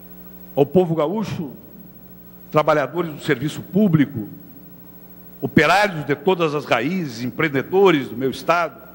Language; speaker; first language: Portuguese; native; Portuguese